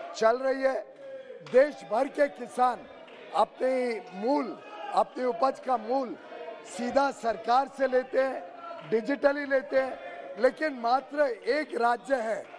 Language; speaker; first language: Hindi; native; Hindi